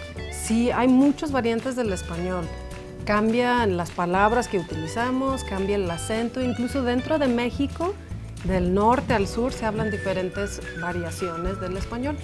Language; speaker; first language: Spanish; non-native, fluent; English